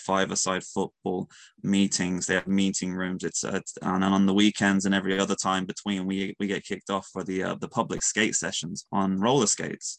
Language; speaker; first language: English; native; English